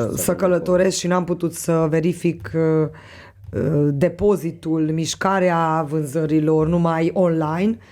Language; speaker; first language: Romanian; non-native, local second language; Hungarian